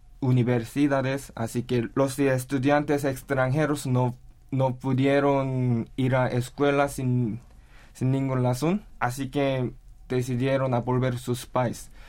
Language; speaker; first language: Spanish; non-native, learner; Korean